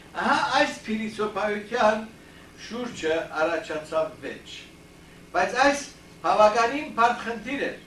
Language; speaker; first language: Armenian; early bilingual, heritage; Armenian